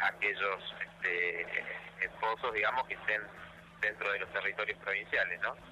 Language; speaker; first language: Spanish; native; Spanish